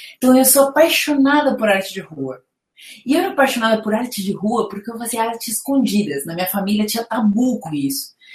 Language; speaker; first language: Portuguese; non-native, fluent; Spanish